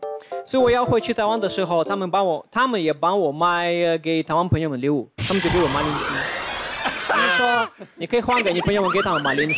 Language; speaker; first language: Chinese; non-native, fluent; Ukrainian